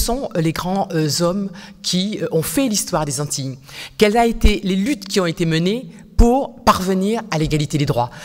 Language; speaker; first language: French; native; French